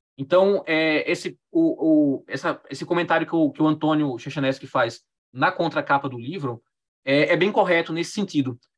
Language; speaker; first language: Portuguese; native; Portuguese